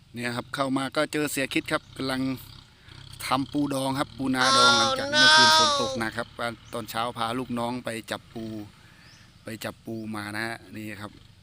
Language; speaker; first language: Thai; native; Thai